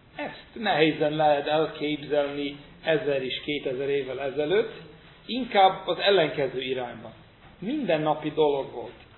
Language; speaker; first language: Hungarian; non-native, fluent; English